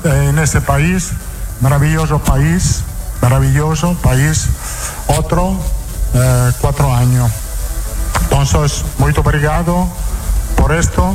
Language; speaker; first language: Portuguese; non-native, fluent; Italian